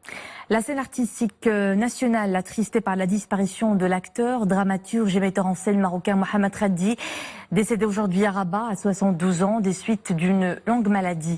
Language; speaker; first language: French; non-native, local second language; Arabic